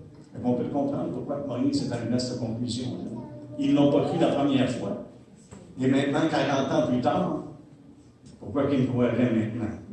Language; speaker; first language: French; native; French